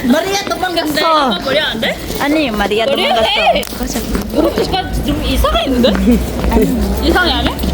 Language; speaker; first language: Korean; non-native, learner; Filipino